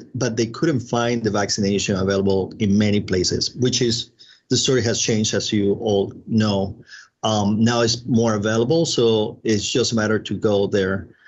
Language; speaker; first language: English; non-native, fluent; Spanish